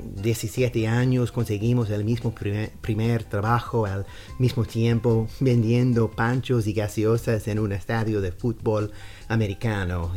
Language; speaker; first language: Spanish; non-native, fluent; English